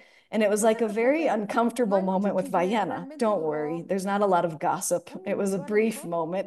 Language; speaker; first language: English; non-native, fluent; Spanish